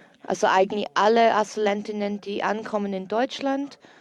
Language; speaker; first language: German; native; German